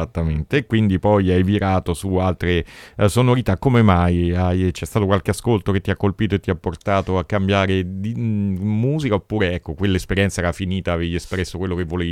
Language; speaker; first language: Italian; native; Italian